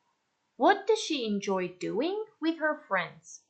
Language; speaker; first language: English; non-native, fluent; Armenian